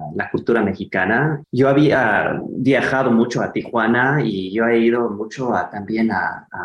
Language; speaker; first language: Spanish; non-native, fluent; English